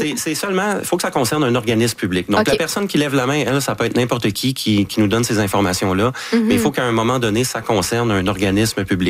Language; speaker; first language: French; native; French